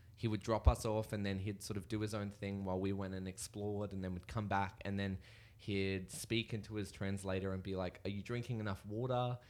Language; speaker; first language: English; native; English